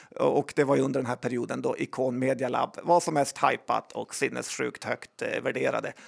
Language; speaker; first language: Swedish; native; Swedish